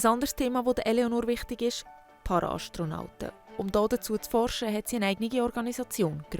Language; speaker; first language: German; native; German